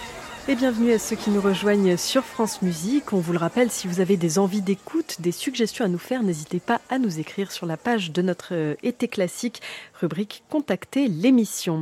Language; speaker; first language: French; native; French